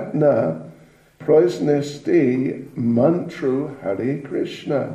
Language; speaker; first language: Russian; non-native, learner; English